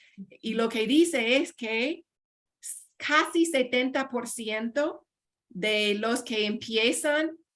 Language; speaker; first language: Spanish; non-native, fluent; English